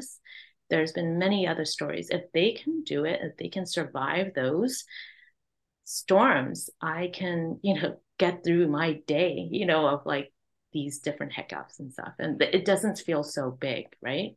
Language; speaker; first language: English; non-native, local second language; Cantonese